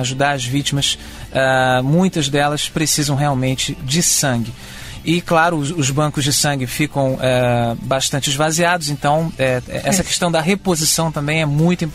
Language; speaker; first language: Portuguese; native; Portuguese